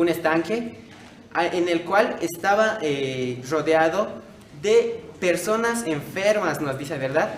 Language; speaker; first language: Spanish; native; Spanish